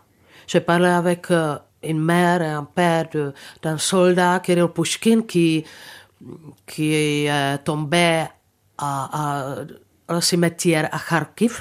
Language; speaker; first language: French; non-native, fluent; Czech